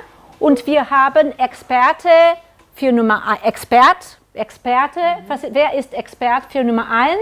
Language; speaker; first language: German; non-native, learner; Catalan